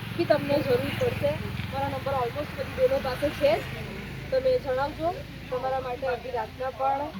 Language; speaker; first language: Gujarati; native; Gujarati